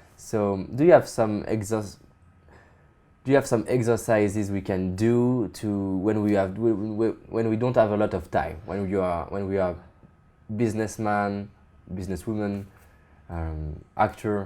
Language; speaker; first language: English; non-native, fluent; French